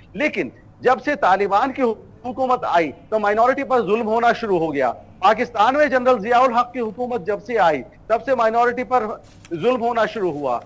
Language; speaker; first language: Hindi; native; Hindi